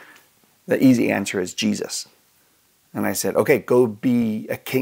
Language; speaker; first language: English; native; English